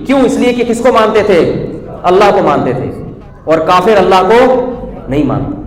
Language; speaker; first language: Urdu; native; Urdu